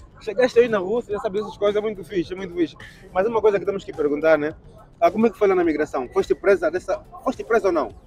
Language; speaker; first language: Portuguese; native; Portuguese